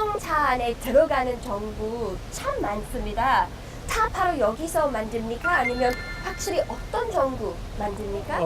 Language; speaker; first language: Korean; non-native, learner; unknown